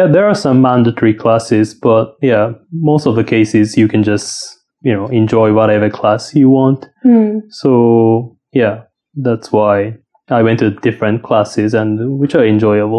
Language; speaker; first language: English; non-native, fluent; Japanese